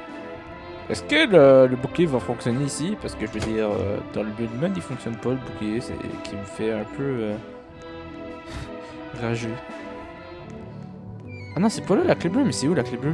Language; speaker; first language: French; native; French